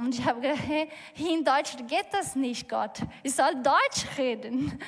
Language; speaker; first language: German; non-native, learner; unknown